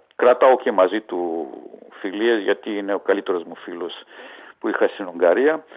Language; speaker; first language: Greek; early bilingual, heritage; Greek